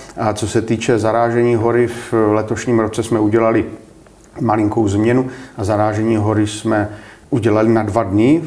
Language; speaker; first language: Czech; native; Czech